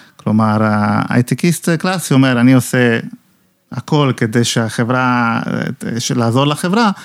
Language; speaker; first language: Hebrew; non-native, fluent; Italian